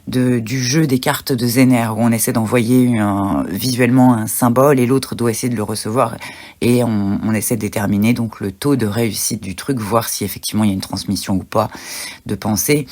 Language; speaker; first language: French; native; French